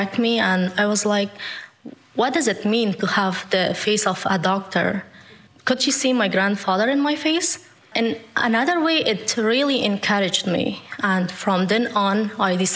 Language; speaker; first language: English; non-native, fluent; Persian